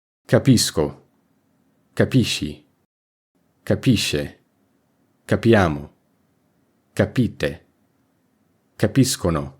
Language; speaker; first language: Italian; non-native, learner; English